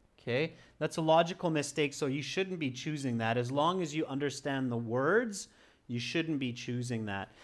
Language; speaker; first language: English; native; English